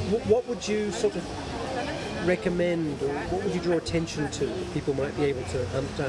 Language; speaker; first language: English; native; English